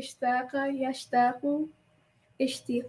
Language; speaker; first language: Arabic; non-native, learner; English